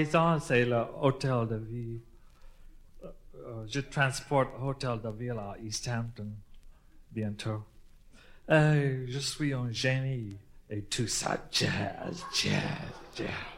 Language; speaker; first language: French; non-native, learner; English